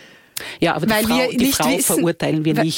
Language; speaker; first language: German; native; German